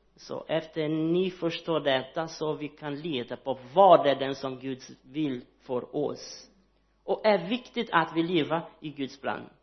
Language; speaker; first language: Swedish; non-native, learner; Portuguese